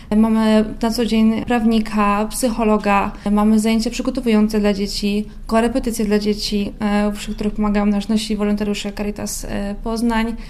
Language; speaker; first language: Polish; native; Polish